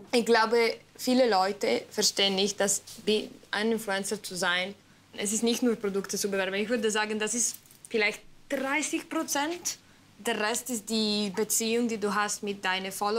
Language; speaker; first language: German; non-native, learner; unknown